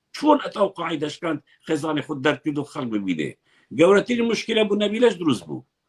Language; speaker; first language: Central Kurdish; non-native, local second language; Kurdish